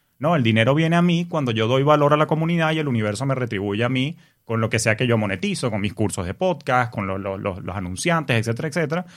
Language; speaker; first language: Spanish; native; Spanish